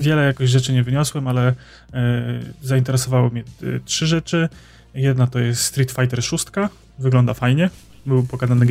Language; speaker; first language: Polish; native; Polish